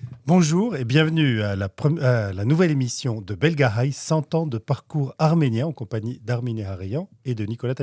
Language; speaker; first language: French; native; French